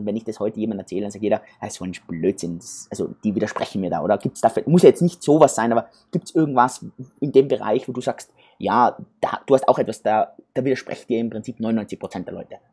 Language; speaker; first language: German; native; German